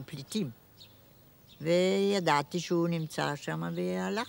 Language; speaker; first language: Hebrew; non-native, fluent; German